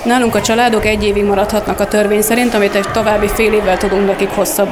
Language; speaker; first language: Hungarian; native; Hungarian